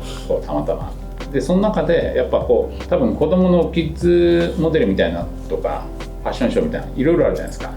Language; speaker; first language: Japanese; native; Japanese